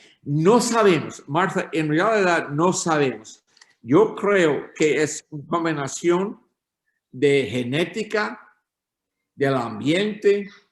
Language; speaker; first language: Spanish; non-native, learner; English